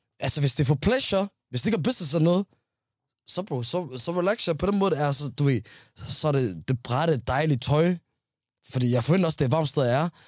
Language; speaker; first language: Danish; early bilingual, other home language; Somali